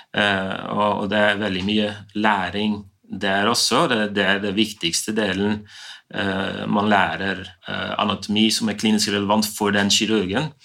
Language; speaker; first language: Norwegian; non-native, fluent; Dutch